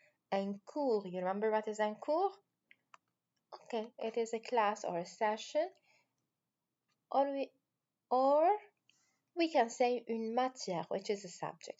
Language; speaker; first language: English; non-native, fluent; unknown